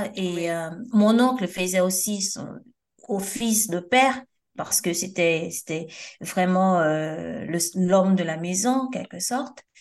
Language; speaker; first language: French; non-native, local second language; Haitian Creole